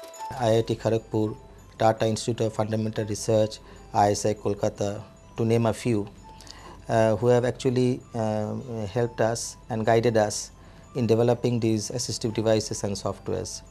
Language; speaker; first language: English; non-native, local second language; Bangla